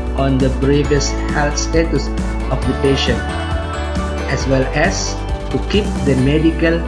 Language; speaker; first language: English; non-native, fluent; Indonesian